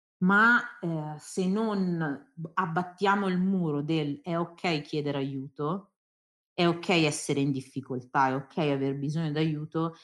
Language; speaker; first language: Italian; early bilingual, other home language; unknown